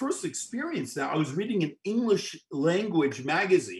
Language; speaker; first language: English; native; English